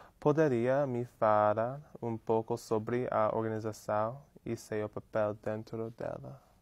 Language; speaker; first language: Portuguese; non-native, learner; English